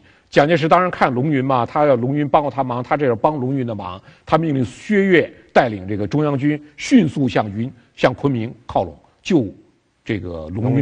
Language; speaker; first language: Chinese; native; Chinese